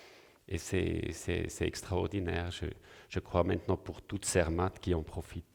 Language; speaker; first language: French; non-native, local second language; German